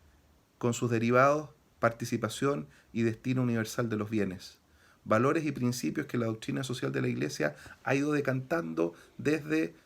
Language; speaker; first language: Spanish; native; Spanish